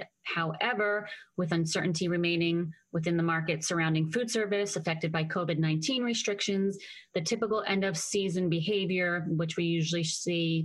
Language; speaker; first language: English; native; English